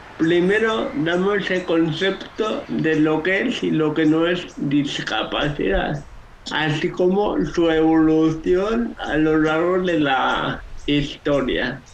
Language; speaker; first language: Spanish; native; Spanish